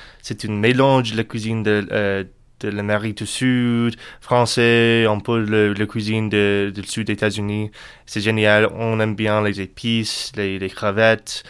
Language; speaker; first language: French; non-native, learner; English